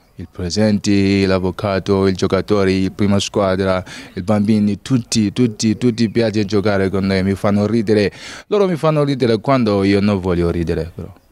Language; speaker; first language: Italian; non-native, learner; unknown